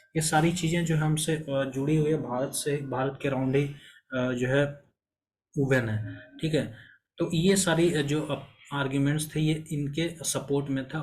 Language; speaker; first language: Hindi; native; Hindi